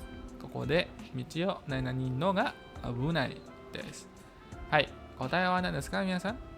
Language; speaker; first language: Japanese; non-native, fluent; Indonesian